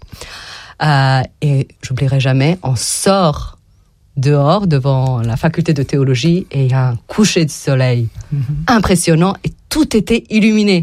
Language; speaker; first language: French; non-native, fluent; Serbian